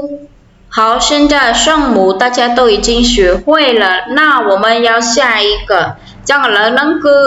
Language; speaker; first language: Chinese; non-native, fluent; Khmer